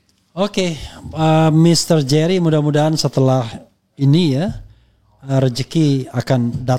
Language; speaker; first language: Indonesian; native; Indonesian